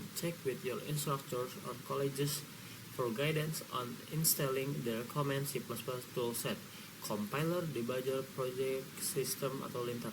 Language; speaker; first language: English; non-native, learner; Indonesian